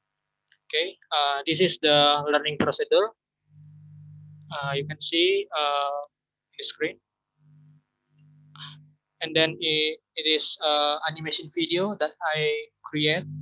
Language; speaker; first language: English; non-native, learner; Indonesian